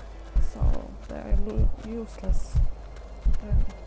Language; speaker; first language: English; non-native, fluent; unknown